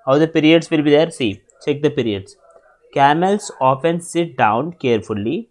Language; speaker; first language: English; non-native, local second language; Telugu